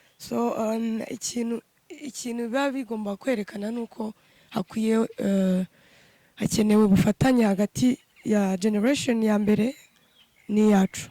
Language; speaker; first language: Kinyarwanda; native; Kinyarwanda